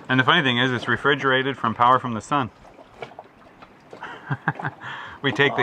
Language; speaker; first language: English; native; English